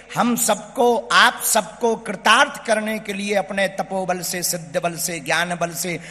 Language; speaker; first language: Hindi; native; Hindi